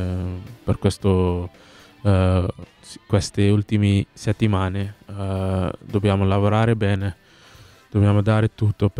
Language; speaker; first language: Italian; non-native, learner; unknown